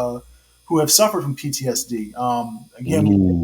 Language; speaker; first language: English; native; English